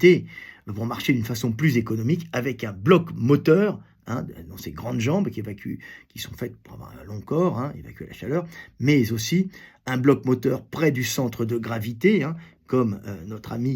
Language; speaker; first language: French; native; French